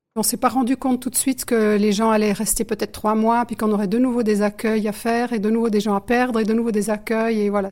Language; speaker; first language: French; native; French